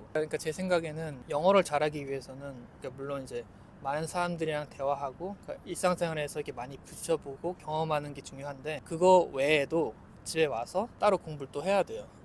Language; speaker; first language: Korean; native; Korean